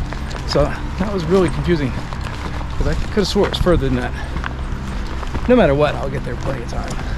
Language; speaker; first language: English; native; English